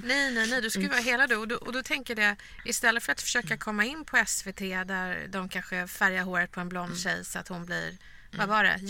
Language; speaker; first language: Swedish; native; Swedish